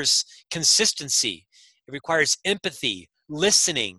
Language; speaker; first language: English; native; English